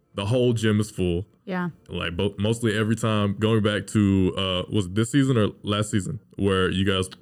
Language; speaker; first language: English; native; English